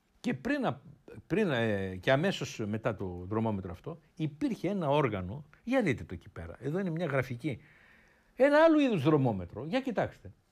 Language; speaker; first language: Greek; native; Greek